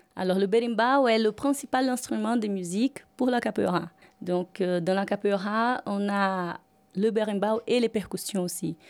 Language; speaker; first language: French; non-native, fluent; Portuguese